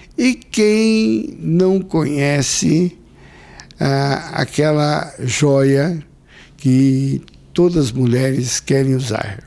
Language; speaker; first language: Portuguese; native; Portuguese